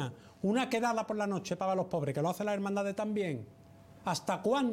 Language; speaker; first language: Spanish; native; Spanish